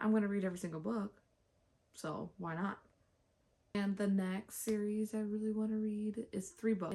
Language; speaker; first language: English; native; English